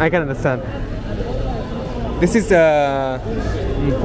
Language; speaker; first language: English; non-native, local second language; Bangla